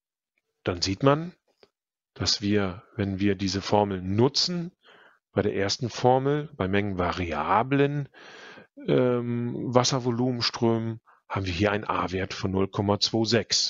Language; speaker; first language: German; native; German